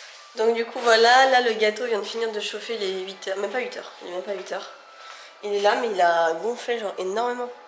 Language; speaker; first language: French; native; French